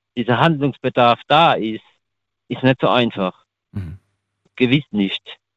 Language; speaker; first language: German; native; German